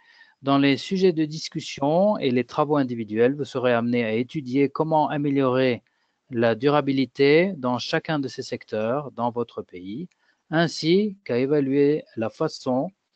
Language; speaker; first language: French; native; French